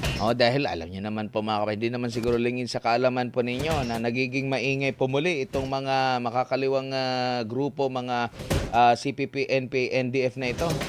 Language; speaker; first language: Filipino; native; Filipino